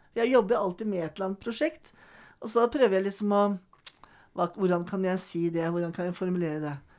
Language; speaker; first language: Norwegian; native; Norwegian